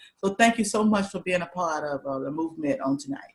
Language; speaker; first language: English; native; English